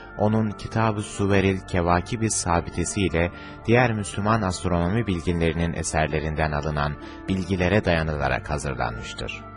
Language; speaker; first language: Turkish; native; Turkish